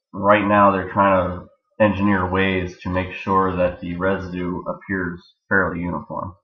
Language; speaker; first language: English; native; English